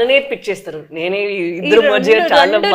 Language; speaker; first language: Telugu; non-native, fluent; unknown